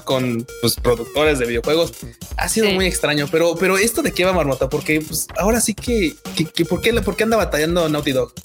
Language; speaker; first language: Spanish; native; Spanish